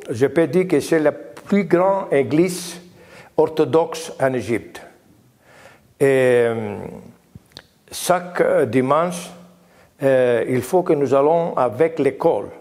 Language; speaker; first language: French; non-native, learner; Greek